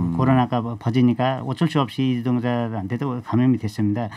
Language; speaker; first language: Korean; non-native, fluent; Nepali